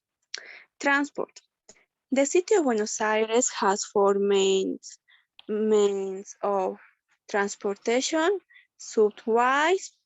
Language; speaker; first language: English; non-native, learner; Spanish